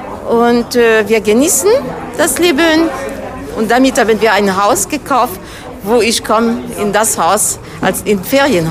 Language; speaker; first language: German; non-native, learner; Turkish